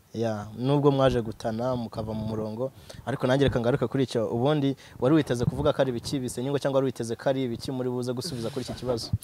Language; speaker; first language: Kinyarwanda; native; Kinyarwanda